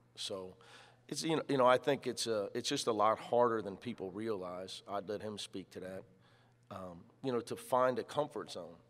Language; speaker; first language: English; native; English